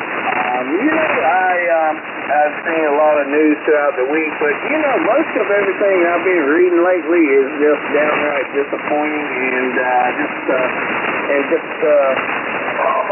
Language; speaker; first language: English; native; English